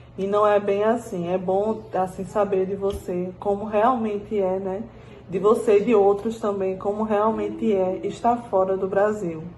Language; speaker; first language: Portuguese; native; Portuguese